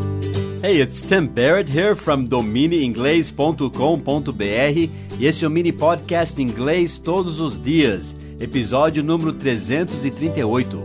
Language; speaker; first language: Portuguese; non-native, fluent; English